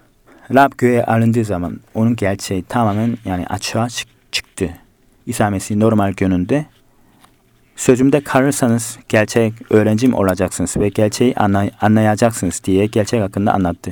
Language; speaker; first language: Turkish; non-native, fluent; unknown